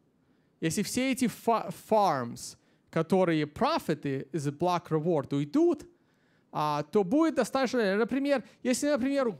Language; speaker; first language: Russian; early bilingual, heritage; Russian